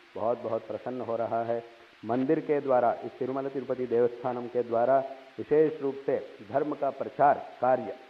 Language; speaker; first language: Hindi; non-native, local second language; Telugu